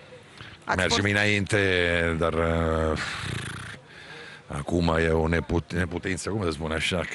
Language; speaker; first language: Romanian; non-native, fluent; Italian